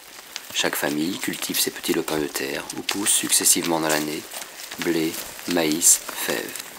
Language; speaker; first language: French; native; French